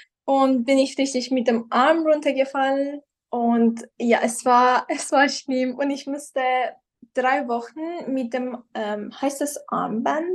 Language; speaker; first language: German; non-native, fluent; Persian